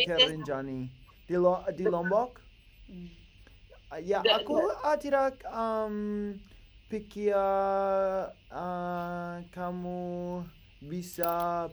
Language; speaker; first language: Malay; non-native, learner; English